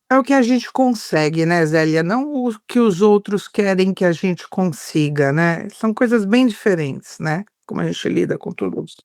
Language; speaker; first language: Portuguese; native; Portuguese